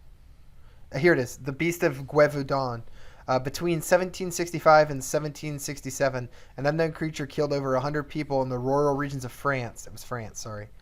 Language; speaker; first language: English; native; English